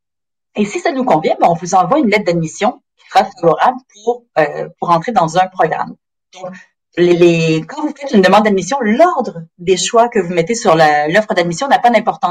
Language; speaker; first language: French; native; French